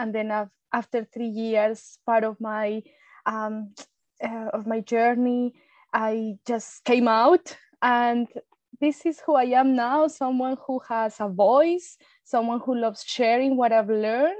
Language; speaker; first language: English; non-native, fluent; Spanish